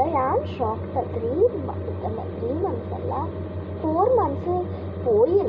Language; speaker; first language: Malayalam; early bilingual, heritage; Malayalam